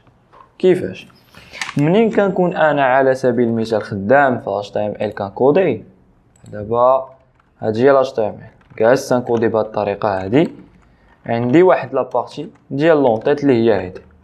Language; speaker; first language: Arabic; native; Arabic